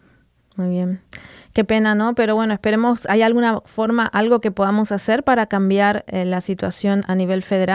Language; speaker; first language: Spanish; native; Spanish